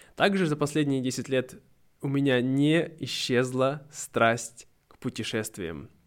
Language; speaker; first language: Russian; native; Russian